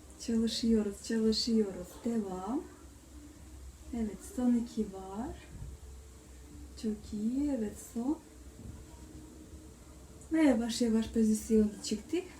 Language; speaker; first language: Turkish; non-native, learner; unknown